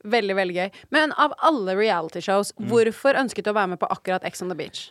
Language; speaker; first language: Norwegian; native; Norwegian